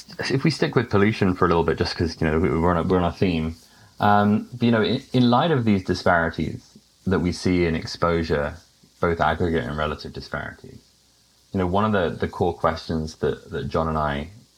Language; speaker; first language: English; native; English